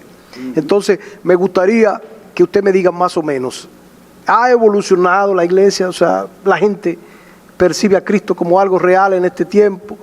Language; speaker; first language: Spanish; native; Spanish